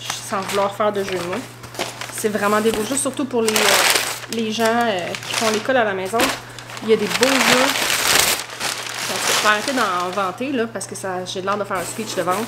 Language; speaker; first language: French; native; French